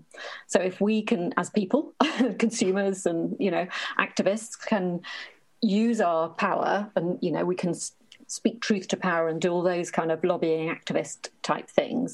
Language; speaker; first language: English; native; English